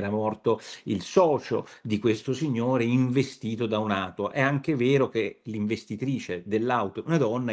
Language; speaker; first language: Italian; native; Italian